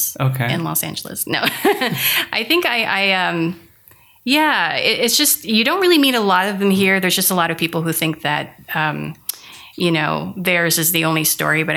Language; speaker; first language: English; non-native, local second language; Filipino